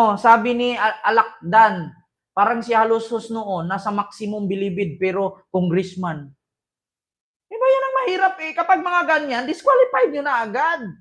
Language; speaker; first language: Filipino; non-native, local second language; Cebuano